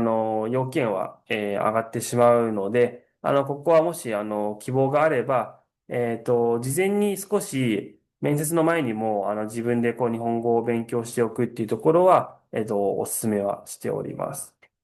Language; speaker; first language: Japanese; native; Japanese